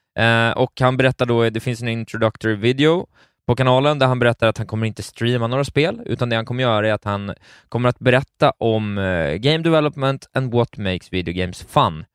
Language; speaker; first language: Swedish; native; Swedish